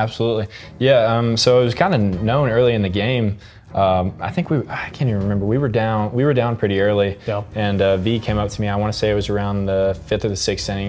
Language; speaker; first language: English; native; English